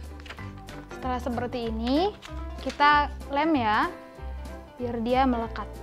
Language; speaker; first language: Indonesian; native; Indonesian